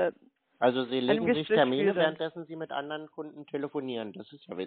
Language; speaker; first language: German; native; German